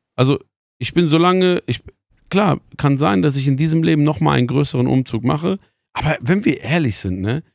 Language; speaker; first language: German; early bilingual, other home language; Persian